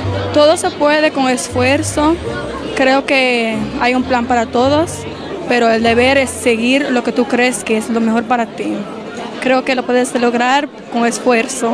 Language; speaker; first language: Spanish; early bilingual, heritage; Spanish